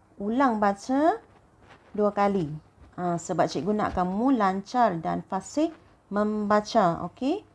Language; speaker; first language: Malay; non-native, local second language; Chinese